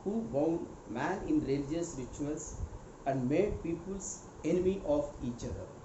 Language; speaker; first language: English; non-native, local second language; Telugu